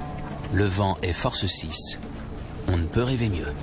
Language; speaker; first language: French; native; French